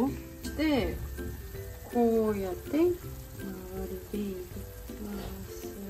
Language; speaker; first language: Japanese; non-native, learner; Georgian